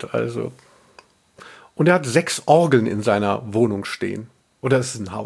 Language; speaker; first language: German; native; German